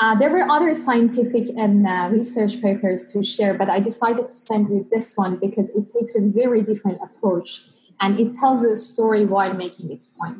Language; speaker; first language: English; non-native, fluent; Persian